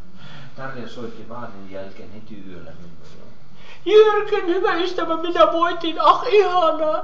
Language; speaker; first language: Finnish; non-native, learner; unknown